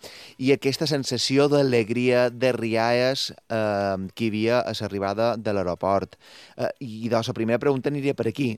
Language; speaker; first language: Catalan; native; Catalan